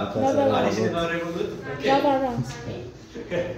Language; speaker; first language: Romanian; non-native, learner; English